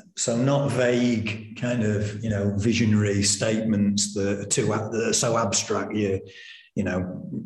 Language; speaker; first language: English; native; English